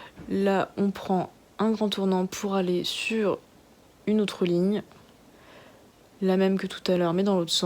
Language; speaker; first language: French; native; French